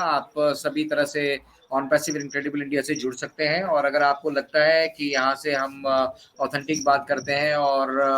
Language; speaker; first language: Hindi; native; Hindi